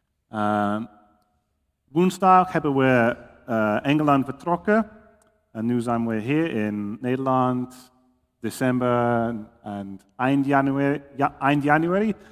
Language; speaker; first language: Dutch; non-native, learner; English